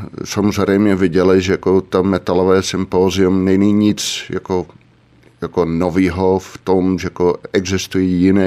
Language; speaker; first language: Czech; non-native, fluent; Dutch